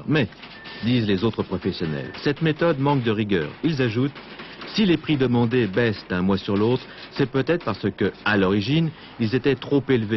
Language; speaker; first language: French; native; French